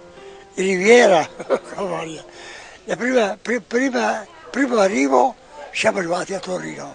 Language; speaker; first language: Italian; non-native, local second language; Venetian